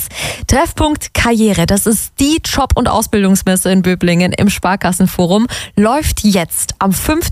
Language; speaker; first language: German; native; German